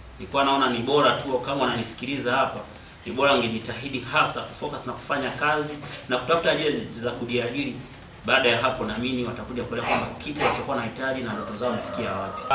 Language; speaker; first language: Swahili; native; Swahili